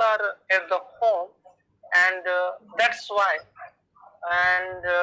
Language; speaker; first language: English; non-native, learner; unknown